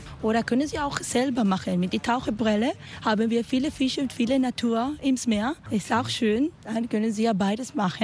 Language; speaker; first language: German; non-native, learner; Spanish